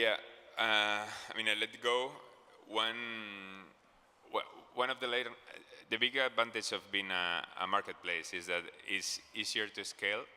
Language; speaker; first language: English; non-native, fluent; Spanish